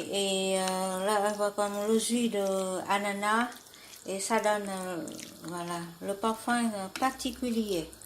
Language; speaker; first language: French; non-native, learner; Vietnamese